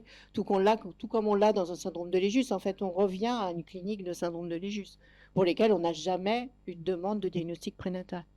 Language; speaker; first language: French; native; French